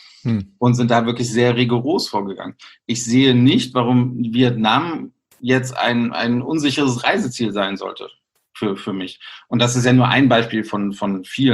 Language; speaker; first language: German; native; German